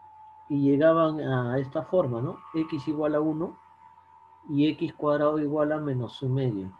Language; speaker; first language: Spanish; native; Spanish